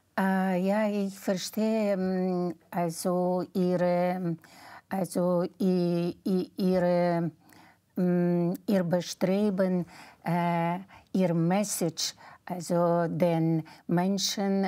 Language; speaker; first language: German; non-native, fluent; Russian